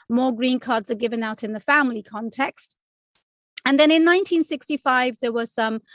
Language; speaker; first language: English; native; English